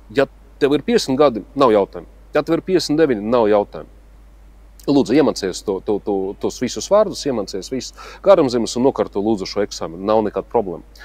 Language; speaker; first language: Latvian; non-native, local second language; Russian